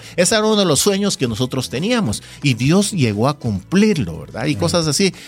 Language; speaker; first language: Spanish; non-native, fluent; Korean